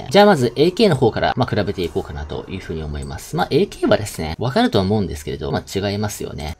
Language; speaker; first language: Japanese; native; Japanese